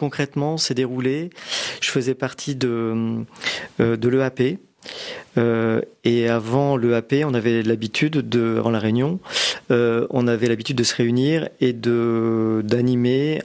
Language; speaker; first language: French; native; French